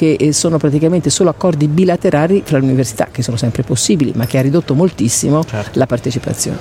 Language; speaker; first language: Italian; native; Italian